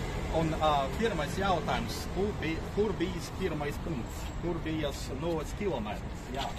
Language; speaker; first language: Latvian; non-native, fluent; Russian